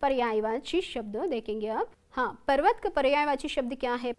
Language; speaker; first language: Hindi; non-native, local second language; Kannada